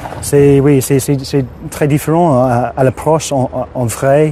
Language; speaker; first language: French; non-native, fluent; English